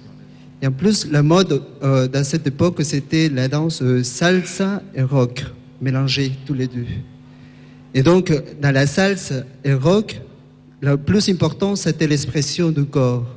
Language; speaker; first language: French; non-native, fluent; Spanish